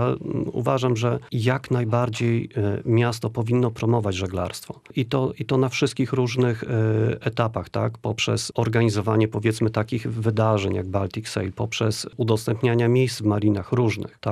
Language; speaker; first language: Polish; native; Polish